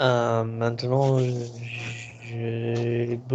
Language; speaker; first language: French; non-native, learner; English